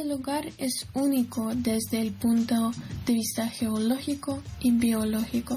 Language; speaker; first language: Spanish; non-native, learner; Ukrainian